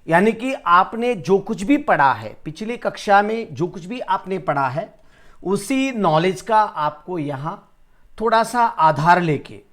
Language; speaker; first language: Hindi; non-native, local second language; Marathi